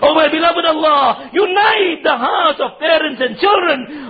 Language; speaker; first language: English; non-native, local second language; Urdu